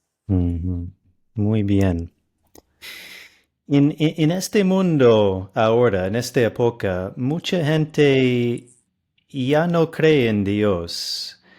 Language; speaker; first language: Spanish; non-native, fluent; English